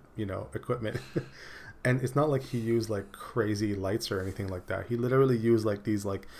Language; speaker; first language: English; early bilingual, other home language; Filipino